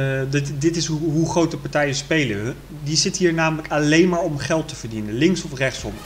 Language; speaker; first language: Dutch; native; Dutch